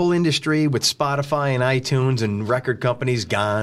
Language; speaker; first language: English; native; English